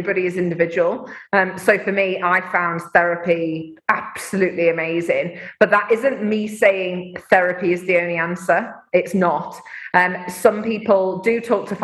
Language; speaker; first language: English; native; English